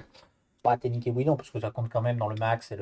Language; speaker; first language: French; native; French